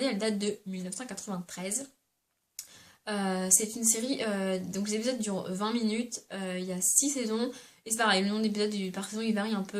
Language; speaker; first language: French; native; French